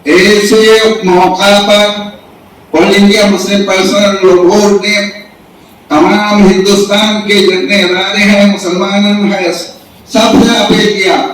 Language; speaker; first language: Urdu; non-native, local second language; Bangla